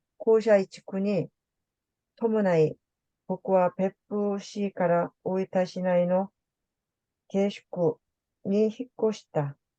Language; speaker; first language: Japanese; non-native, learner; Korean